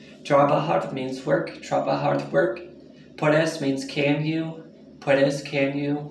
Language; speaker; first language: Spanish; non-native, learner; English